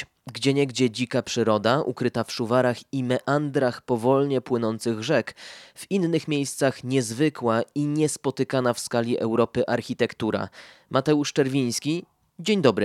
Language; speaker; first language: Polish; native; Polish